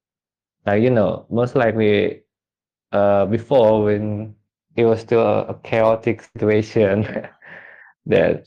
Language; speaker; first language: English; non-native, fluent; Indonesian